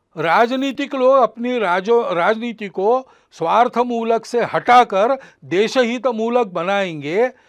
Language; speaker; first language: Hindi; non-native, local second language; Marathi